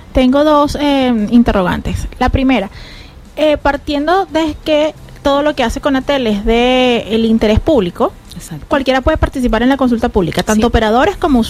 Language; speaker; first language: Spanish; native; Spanish